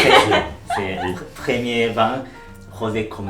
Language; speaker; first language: French; non-native, learner; Japanese